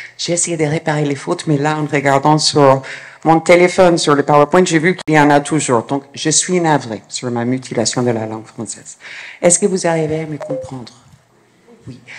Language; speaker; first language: French; non-native, fluent; English